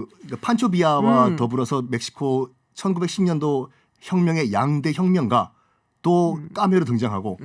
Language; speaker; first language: Korean; native; Korean